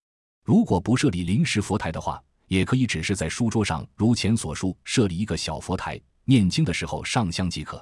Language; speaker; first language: Chinese; native; Chinese